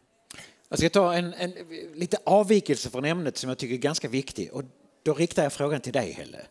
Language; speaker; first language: Swedish; native; Swedish